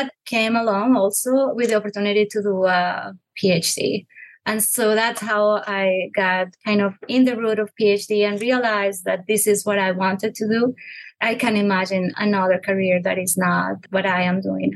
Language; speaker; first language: English; non-native, fluent; Spanish